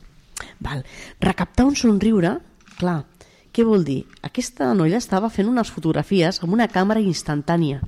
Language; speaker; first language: Catalan; native; Catalan